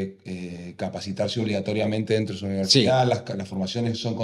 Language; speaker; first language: Spanish; native; Spanish